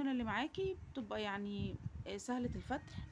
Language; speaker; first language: Arabic; native; Arabic